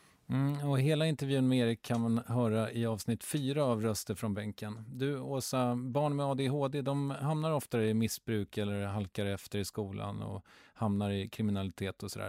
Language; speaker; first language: Swedish; native; Swedish